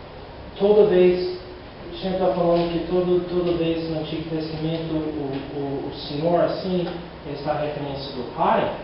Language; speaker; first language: Portuguese; non-native, learner; English